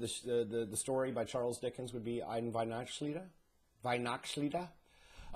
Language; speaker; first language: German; non-native, learner; English